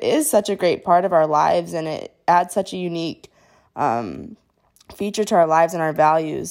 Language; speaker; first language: English; native; English